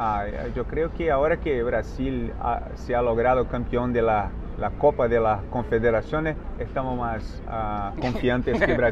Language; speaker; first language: Spanish; non-native, fluent; Portuguese